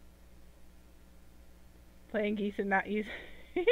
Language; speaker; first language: English; native; English